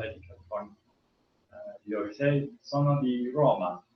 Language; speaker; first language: Italian; non-native, learner; English